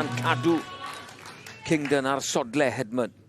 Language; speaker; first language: Welsh; native; Welsh